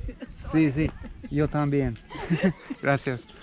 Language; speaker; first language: Spanish; non-native, learner; English